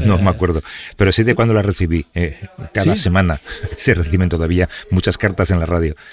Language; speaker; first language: Spanish; native; Spanish